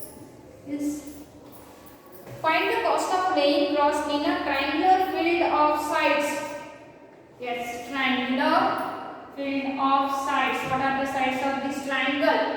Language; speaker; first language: English; non-native, local second language; Kannada